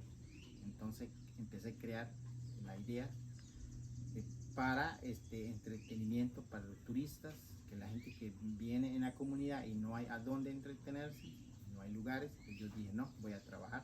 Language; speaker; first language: Spanish; non-native, local second language; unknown